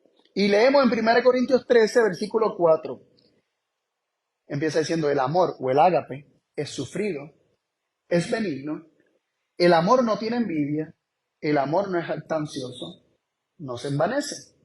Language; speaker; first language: Spanish; native; Spanish